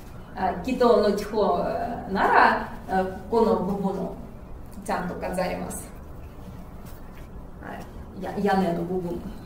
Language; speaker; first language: Japanese; non-native, fluent; Russian